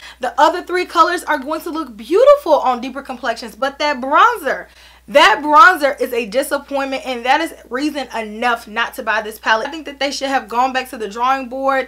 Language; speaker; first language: English; native; English